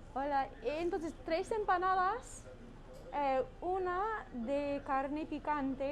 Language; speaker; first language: Spanish; non-native, learner; English